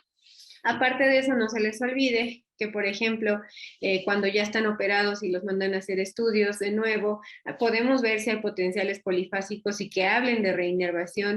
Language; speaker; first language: Spanish; native; Spanish